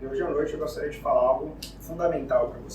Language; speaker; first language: Portuguese; native; Portuguese